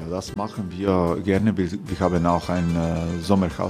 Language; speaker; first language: German; non-native, learner; Croatian